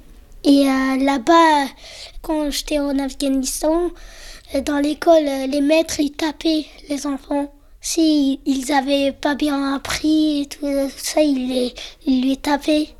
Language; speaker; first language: French; non-native, learner; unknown